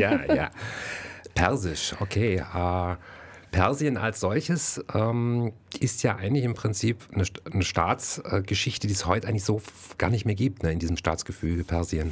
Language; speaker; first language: German; native; German